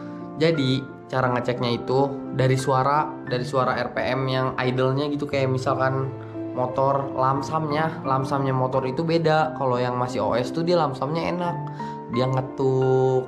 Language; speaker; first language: Indonesian; native; Indonesian